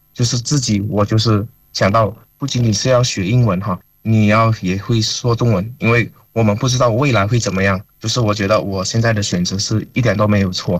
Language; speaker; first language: Chinese; non-native, fluent; Min Nan Chinese